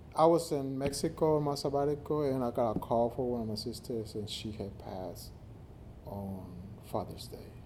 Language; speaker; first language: English; non-native, fluent; Spanish